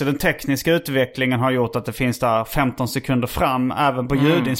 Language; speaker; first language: Swedish; native; Swedish